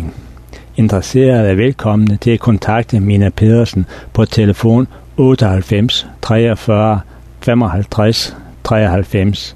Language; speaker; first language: Danish; native; Danish